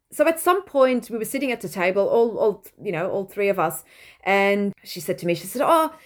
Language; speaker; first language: English; non-native, fluent; Dutch